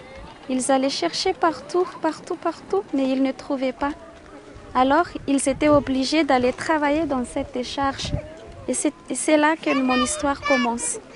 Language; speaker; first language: French; non-native, local second language; Malagasy